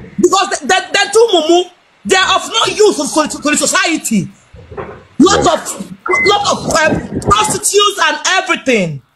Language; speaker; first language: Nigerian Pidgin; non-native, local second language; Igbo